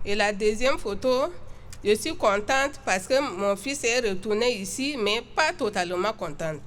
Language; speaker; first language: French; non-native, local second language; Sango